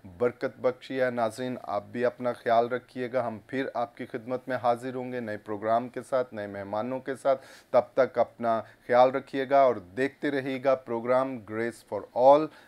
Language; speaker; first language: Urdu; non-native, local second language; Punjabi